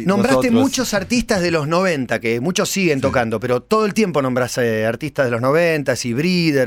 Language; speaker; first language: Spanish; native; Spanish